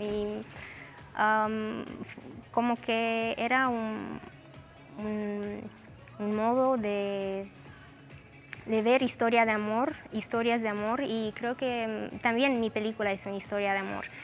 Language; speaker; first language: Spanish; non-native, fluent; Romanian